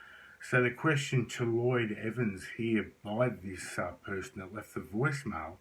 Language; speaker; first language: English; native; English